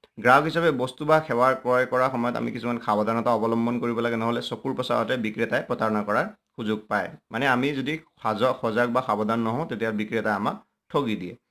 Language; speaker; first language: Assamese; non-native, local second language; Nepali